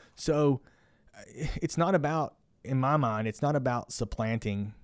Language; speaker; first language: English; native; English